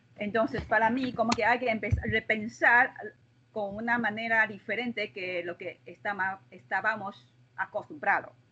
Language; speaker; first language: Spanish; non-native, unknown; Chinese